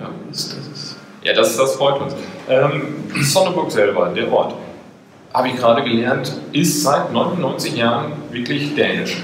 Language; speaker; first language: German; native; German